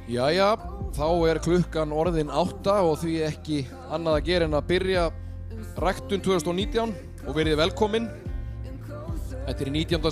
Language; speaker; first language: Icelandic; native; Icelandic